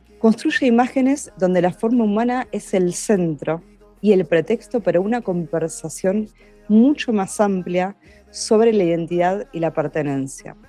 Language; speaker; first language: Spanish; native; Spanish